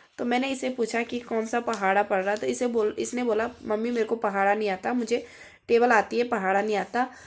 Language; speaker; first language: Hindi; native; Hindi